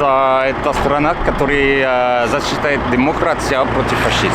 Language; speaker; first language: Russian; non-native, learner; French